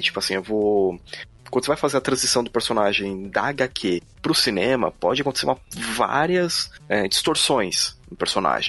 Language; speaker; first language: Portuguese; native; Portuguese